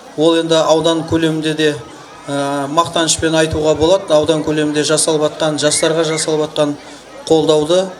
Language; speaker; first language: Kazakh; native; Kazakh